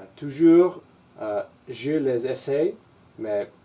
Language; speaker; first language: French; non-native, learner; English